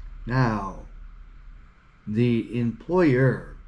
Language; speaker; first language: English; native; English